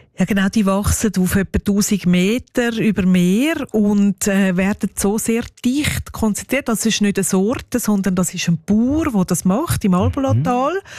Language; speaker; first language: German; native; German